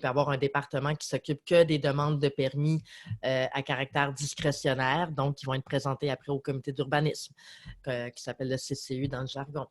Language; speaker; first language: French; native; French